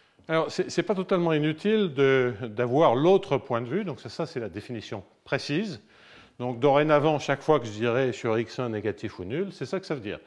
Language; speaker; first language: French; native; French